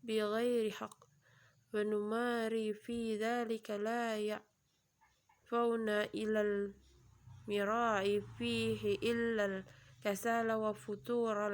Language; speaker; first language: Arabic; non-native, learner; Indonesian